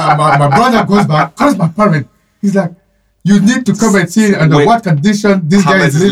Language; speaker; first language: English; non-native, fluent; French